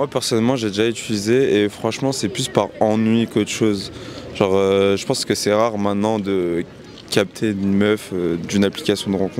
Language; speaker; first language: French; native; French